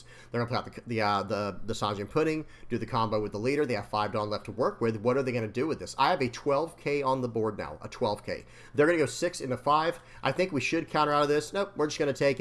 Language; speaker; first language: English; native; English